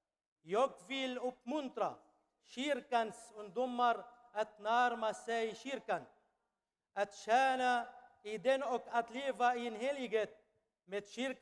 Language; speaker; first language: Swedish; non-native, learner; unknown